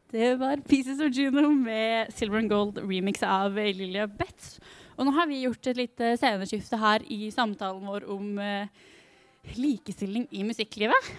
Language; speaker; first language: Norwegian; native; Norwegian